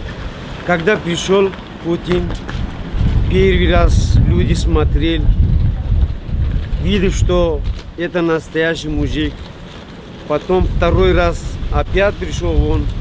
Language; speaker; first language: Russian; non-native, learner; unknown